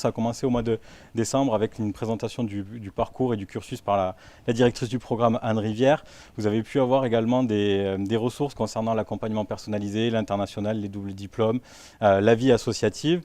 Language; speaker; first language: French; native; French